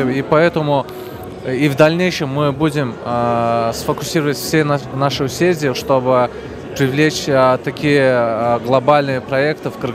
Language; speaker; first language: Russian; non-native, fluent; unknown